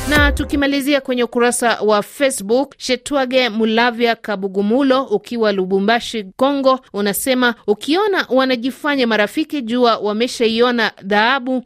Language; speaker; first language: Swahili; non-native, local second language; Kalenjin